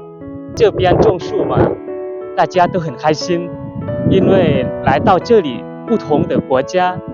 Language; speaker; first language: Chinese; non-native, learner; Lao